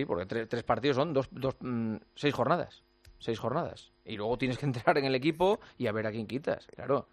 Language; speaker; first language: Spanish; native; Spanish